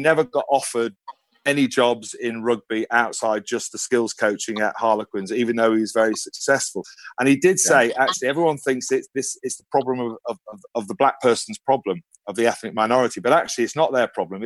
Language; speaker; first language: English; native; English